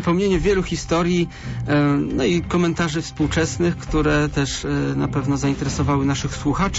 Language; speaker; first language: Polish; native; Polish